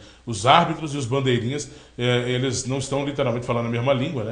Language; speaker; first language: Portuguese; native; Portuguese